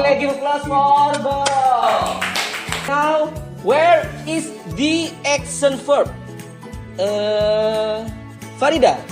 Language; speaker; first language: English; non-native, learner; Indonesian